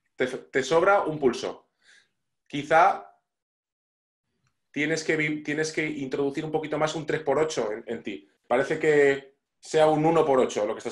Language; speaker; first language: Spanish; native; Spanish